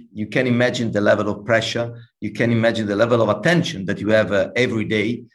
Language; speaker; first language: English; non-native, fluent; Italian